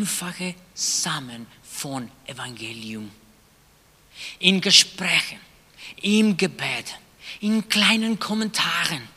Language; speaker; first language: German; non-native, fluent; Spanish